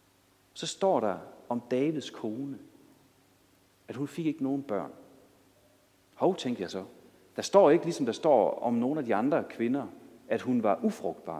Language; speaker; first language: Danish; native; Danish